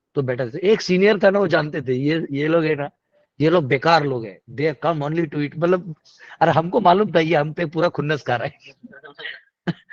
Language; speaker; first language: Hindi; non-native, local second language; Marathi